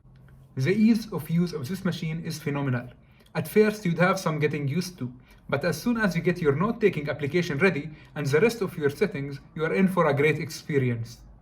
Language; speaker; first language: English; non-native, fluent; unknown